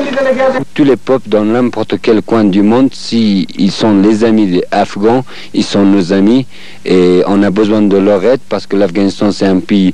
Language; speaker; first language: French; non-native, fluent; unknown